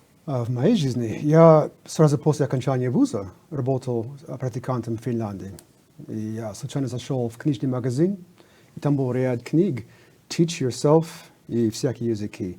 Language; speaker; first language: Russian; non-native, fluent; English